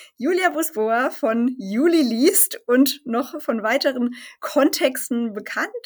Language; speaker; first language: German; native; German